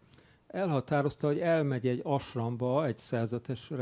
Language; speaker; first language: Hungarian; native; Hungarian